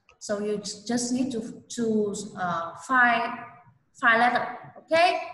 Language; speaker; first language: English; non-native, fluent; Vietnamese